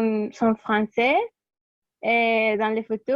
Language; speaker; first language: French; non-native, learner; Spanish